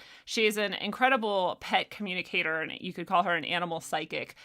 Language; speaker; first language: English; native; English